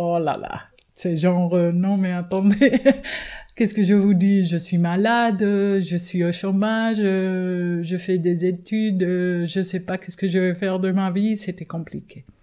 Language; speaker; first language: French; non-native, fluent; Spanish